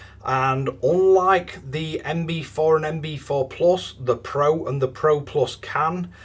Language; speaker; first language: English; native; English